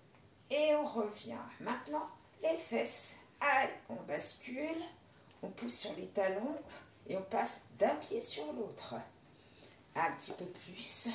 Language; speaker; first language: French; native; French